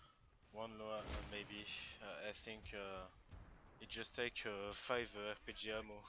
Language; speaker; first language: English; non-native, learner; French